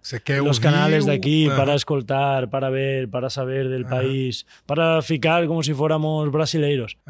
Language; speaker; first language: Portuguese; non-native, learner; Spanish